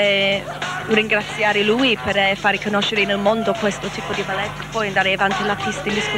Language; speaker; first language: Italian; non-native, learner; English